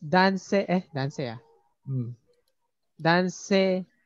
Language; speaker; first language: Japanese; non-native, learner; Indonesian